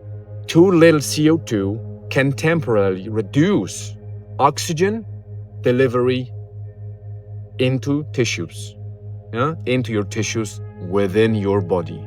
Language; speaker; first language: English; non-native, fluent; Polish